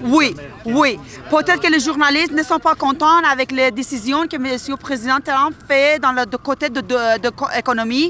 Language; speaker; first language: French; non-native, learner; Persian